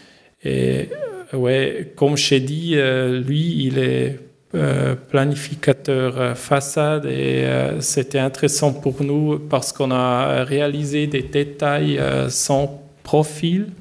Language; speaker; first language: French; non-native, learner; German